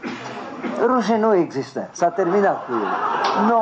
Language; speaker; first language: Romanian; native; Romanian